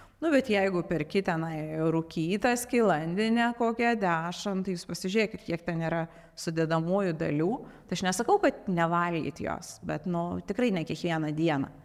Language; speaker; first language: Lithuanian; native; Lithuanian